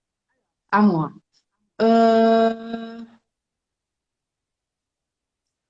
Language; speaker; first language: French; native; French